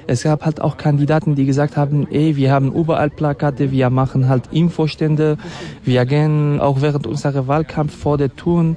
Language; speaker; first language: German; non-native, fluent; Kurdish